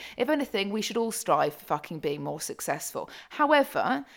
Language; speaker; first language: English; native; English